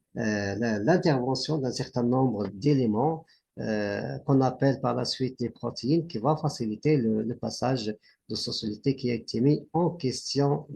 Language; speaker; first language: French; non-native, local second language; Arabic